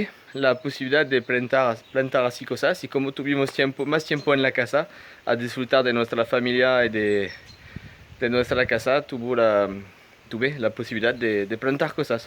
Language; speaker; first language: Spanish; non-native, fluent; French